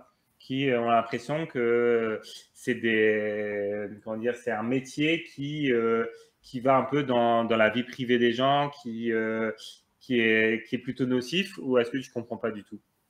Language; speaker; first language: French; native; French